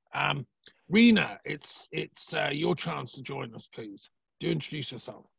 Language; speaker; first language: English; native; English